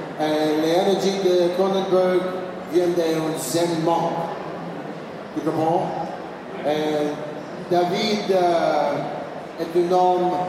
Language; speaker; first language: French; non-native, learner; English